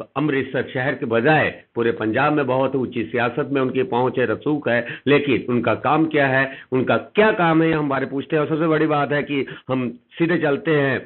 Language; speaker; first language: Hindi; non-native, local second language; Punjabi